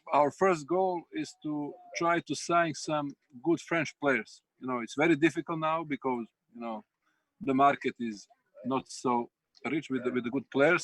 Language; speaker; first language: English; non-native, learner; Serbian